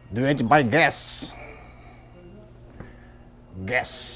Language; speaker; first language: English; non-native, learner; Portuguese